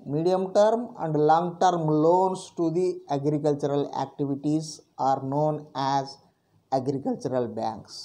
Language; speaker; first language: English; non-native, local second language; Telugu